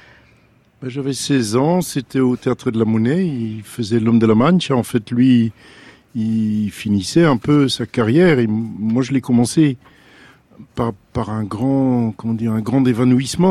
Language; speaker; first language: French; non-native, fluent; Dutch